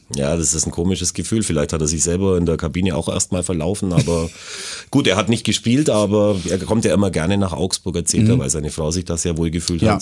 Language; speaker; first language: German; native; German